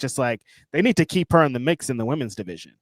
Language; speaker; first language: English; native; English